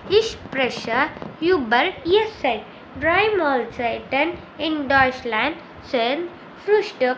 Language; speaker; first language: German; non-native, learner; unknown